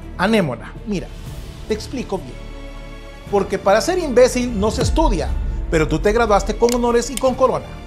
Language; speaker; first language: Spanish; native; Spanish